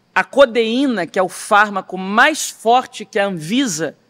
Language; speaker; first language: Portuguese; native; Portuguese